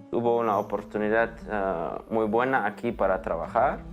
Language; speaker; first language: Spanish; non-native, fluent; German